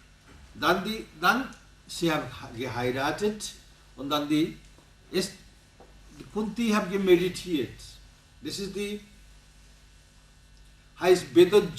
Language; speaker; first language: German; non-native, learner; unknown